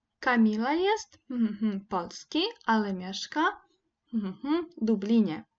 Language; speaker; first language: Polish; non-native, fluent; Ukrainian